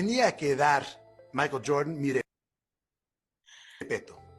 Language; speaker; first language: Spanish; non-native, fluent; English